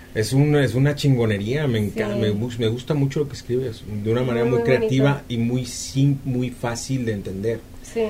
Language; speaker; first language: Spanish; native; Spanish